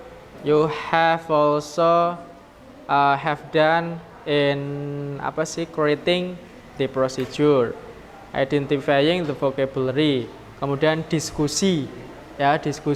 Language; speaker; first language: English; non-native, learner; Indonesian